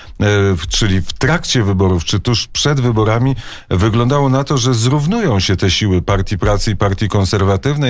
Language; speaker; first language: Polish; native; Polish